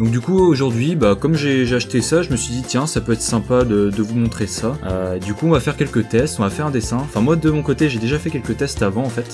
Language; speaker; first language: French; native; French